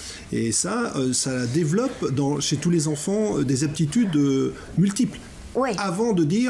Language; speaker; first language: French; native; French